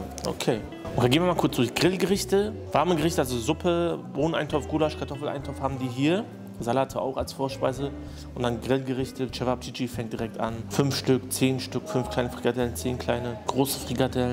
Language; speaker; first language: German; native; German